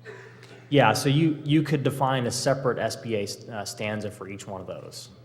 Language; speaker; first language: English; native; English